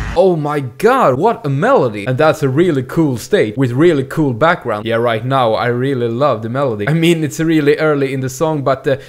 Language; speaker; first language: English; non-native, fluent; Swedish